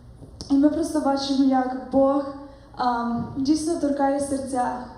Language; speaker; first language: Ukrainian; early bilingual, heritage; Ukrainian